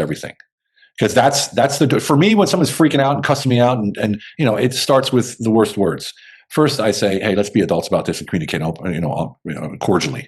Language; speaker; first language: English; native; English